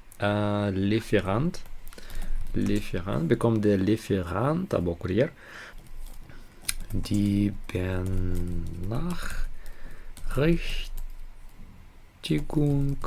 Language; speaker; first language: German; non-native, learner; Ukrainian